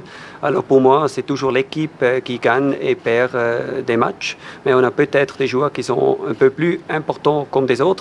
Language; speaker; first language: French; non-native, fluent; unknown